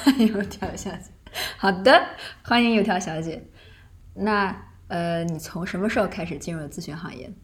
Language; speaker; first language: Chinese; native; Chinese